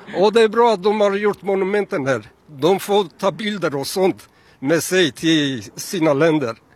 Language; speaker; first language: Swedish; non-native, fluent; Armenian